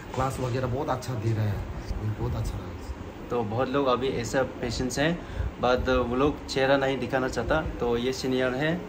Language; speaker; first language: Hindi; non-native, local second language; Garo